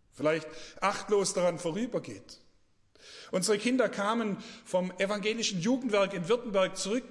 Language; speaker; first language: German; native; German